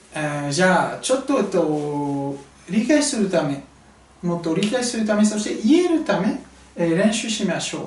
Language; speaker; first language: Japanese; non-native, fluent; French